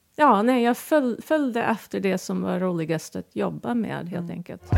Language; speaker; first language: Swedish; non-native, fluent; English